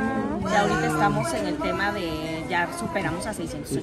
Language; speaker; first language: Spanish; native; Spanish